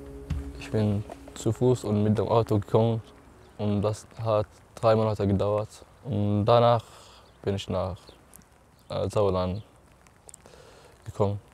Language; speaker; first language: German; non-native, learner; Arabic